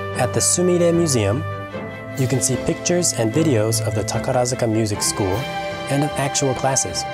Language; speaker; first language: English; native; English